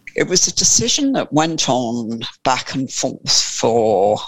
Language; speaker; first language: English; native; English